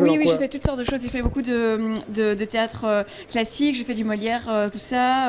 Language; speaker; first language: French; native; French